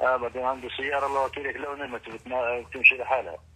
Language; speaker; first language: Arabic; native; Arabic